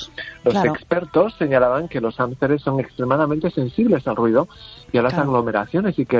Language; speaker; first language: Spanish; native; Spanish